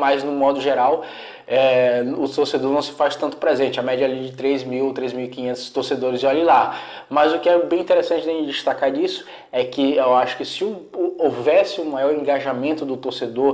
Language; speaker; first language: Portuguese; native; Portuguese